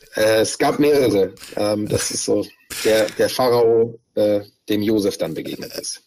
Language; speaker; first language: German; early bilingual, other home language; Hebrew